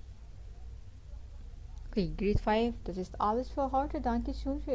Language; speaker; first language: German; non-native, fluent; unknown